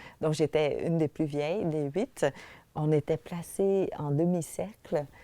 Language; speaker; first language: French; early bilingual, other home language; Vietnamese